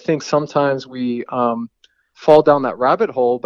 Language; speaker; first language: English; native; English